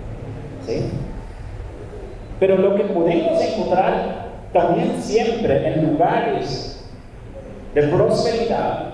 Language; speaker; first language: Spanish; non-native, fluent; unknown